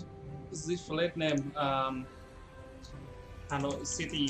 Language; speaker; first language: English; non-native, learner; Vietnamese